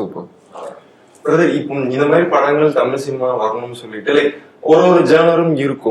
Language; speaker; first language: Tamil; native; Tamil